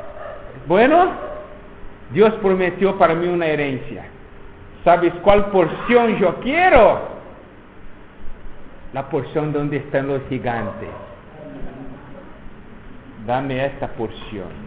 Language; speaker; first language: Spanish; non-native, fluent; Portuguese